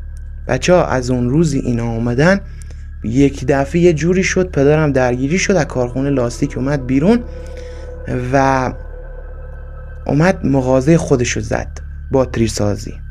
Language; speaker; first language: Persian; native; Persian